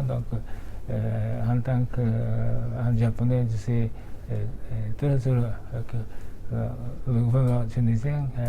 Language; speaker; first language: French; non-native, fluent; Japanese